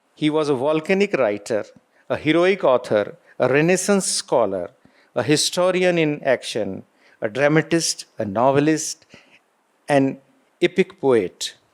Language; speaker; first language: English; non-native, local second language; Marathi